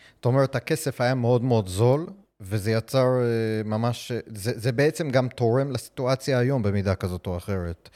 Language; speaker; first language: Hebrew; non-native, fluent; English